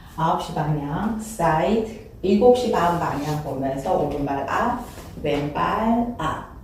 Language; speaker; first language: Korean; native; Korean